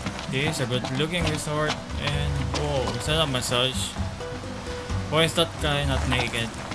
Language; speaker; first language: English; non-native, local second language; Filipino